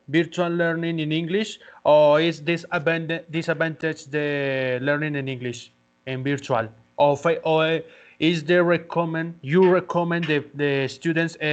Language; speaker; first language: English; non-native, learner; Spanish